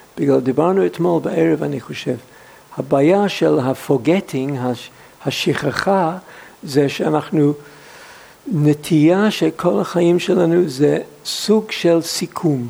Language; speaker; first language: Hebrew; non-native, fluent; English